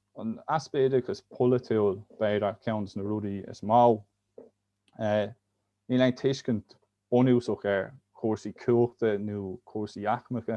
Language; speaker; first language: Irish; native; Irish